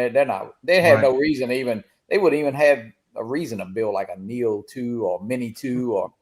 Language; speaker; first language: English; native; English